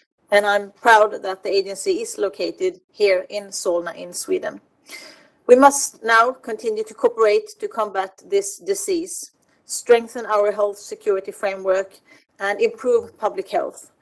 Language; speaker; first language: English; non-native, fluent; Swedish